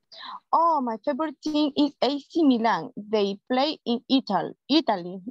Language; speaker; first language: English; non-native, learner; Spanish